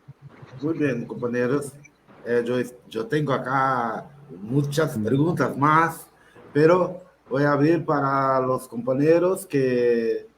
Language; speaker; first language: Spanish; non-native, learner; Portuguese